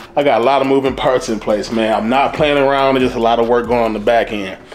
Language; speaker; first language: English; native; English